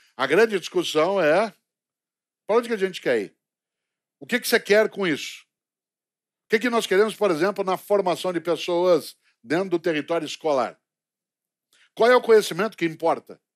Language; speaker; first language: Portuguese; native; Portuguese